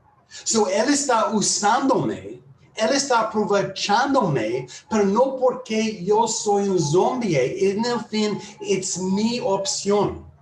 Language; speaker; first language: Spanish; non-native, learner; English